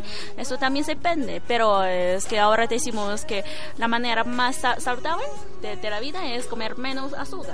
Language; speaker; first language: Spanish; non-native, learner; Chinese